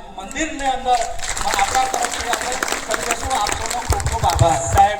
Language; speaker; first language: Gujarati; non-native, local second language; Kukna